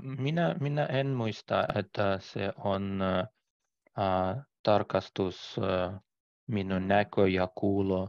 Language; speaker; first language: Finnish; non-native, learner; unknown